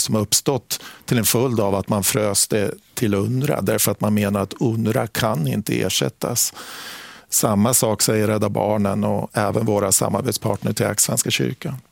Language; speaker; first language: Swedish; native; Swedish